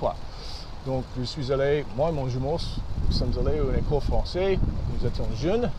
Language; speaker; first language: French; early bilingual, heritage; English